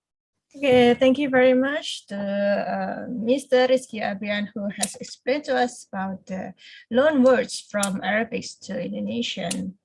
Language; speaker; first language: English; non-native, fluent; Indonesian